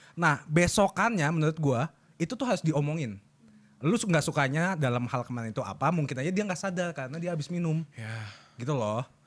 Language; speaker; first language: Indonesian; native; Indonesian